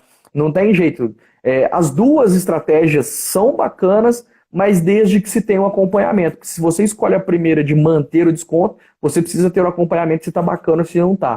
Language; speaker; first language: Portuguese; native; Portuguese